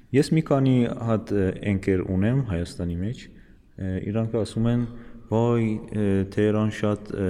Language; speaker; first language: Armenian; non-native, learner; Persian